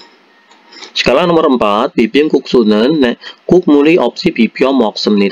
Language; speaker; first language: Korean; non-native, fluent; Indonesian